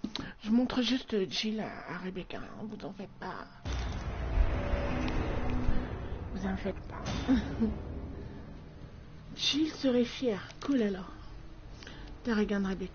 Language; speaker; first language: French; native; French